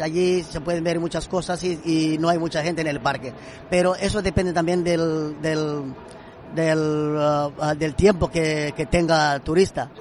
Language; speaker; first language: Spanish; non-native, fluent; Swahili